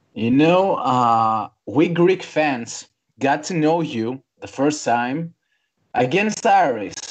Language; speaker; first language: English; non-native, fluent; Greek